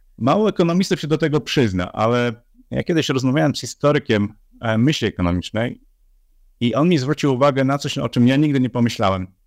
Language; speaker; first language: Polish; native; Polish